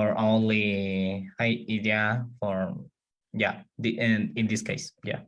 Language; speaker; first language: English; non-native, learner; Spanish